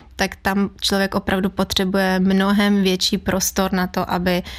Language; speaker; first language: Czech; non-native, fluent; Ukrainian